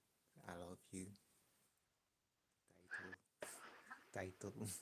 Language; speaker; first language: English; non-native, learner; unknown